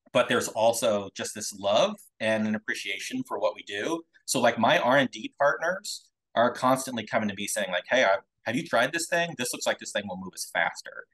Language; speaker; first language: English; native; English